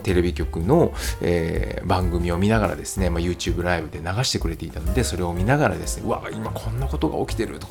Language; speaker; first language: Japanese; native; Japanese